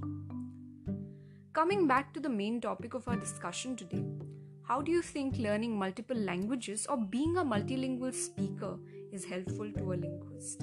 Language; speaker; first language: English; non-native, local second language; Odia